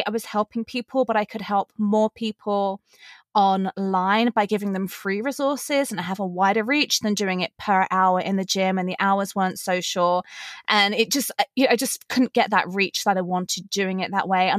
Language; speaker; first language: English; native; English